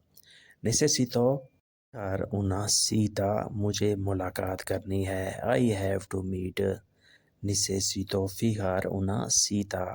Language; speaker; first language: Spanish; non-native, learner; Urdu